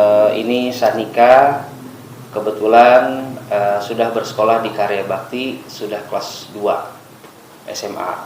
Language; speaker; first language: Indonesian; native; Indonesian